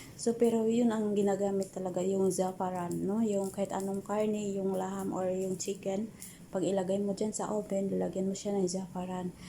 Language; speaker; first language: Filipino; non-native, local second language; Cebuano